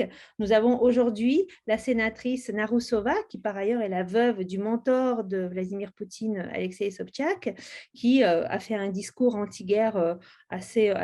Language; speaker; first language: French; native; French